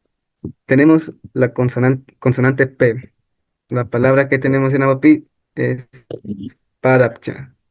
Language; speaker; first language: Spanish; non-native, local second language; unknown